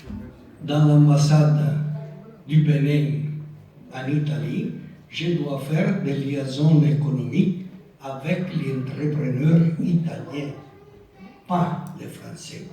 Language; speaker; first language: French; non-native, local second language; Italian